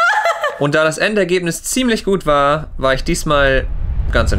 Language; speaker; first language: German; native; German